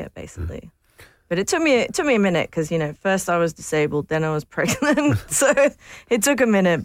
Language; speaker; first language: English; native; English